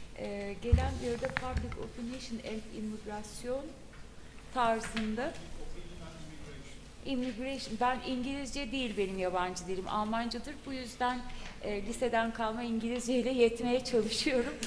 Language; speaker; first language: Turkish; native; Turkish